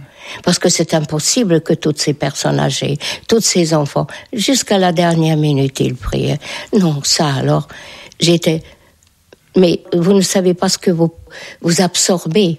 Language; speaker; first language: French; non-native, fluent; Hungarian